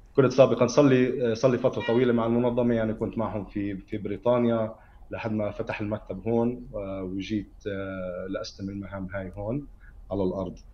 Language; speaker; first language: Arabic; native; Arabic